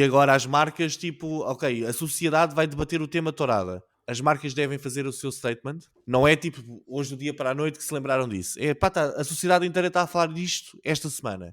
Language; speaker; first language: Portuguese; native; Portuguese